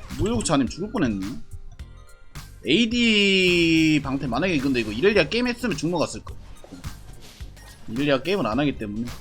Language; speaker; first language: Korean; native; Korean